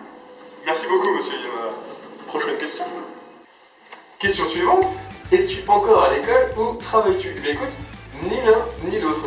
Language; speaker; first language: French; native; French